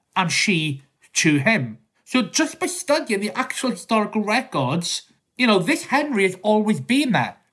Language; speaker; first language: English; native; English